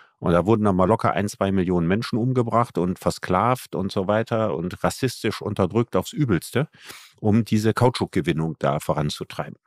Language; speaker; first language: German; native; German